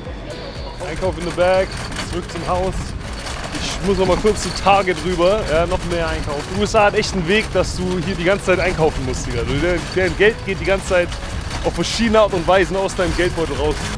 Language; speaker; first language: German; native; German